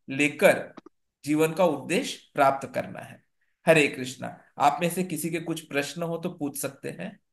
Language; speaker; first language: Hindi; non-native, local second language; Marathi